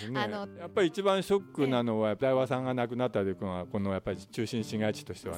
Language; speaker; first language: Japanese; native; Japanese